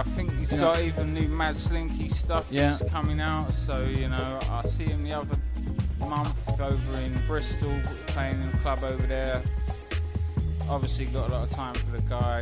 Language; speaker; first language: English; native; English